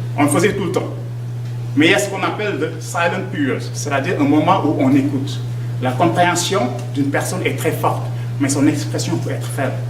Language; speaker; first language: French; non-native, local second language; Wolof